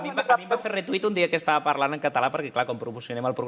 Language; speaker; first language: Catalan; native; Catalan